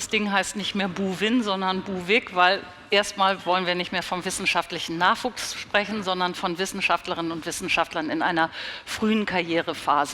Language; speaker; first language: German; native; German